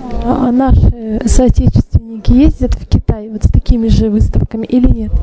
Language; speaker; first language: Russian; native; Russian